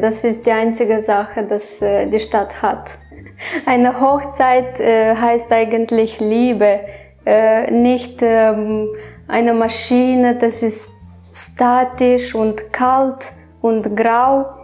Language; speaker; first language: German; non-native, fluent; Romanian